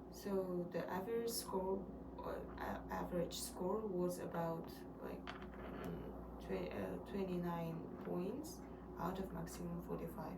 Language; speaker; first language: English; non-native, learner; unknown